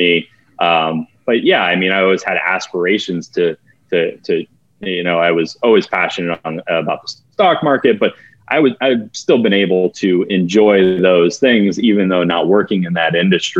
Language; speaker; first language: English; native; English